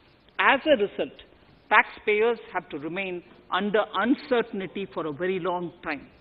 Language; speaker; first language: English; non-native, local second language; Tamil